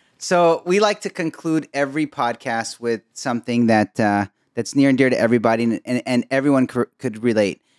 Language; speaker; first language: English; native; English